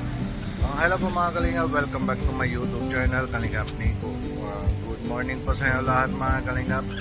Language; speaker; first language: Filipino; non-native, learner; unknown